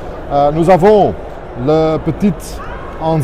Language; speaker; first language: French; non-native, local second language; Dutch